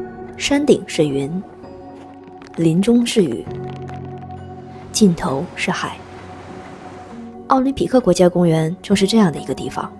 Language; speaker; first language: Chinese; native; Chinese